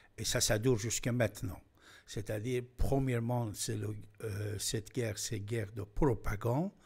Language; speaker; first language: French; non-native, fluent; Persian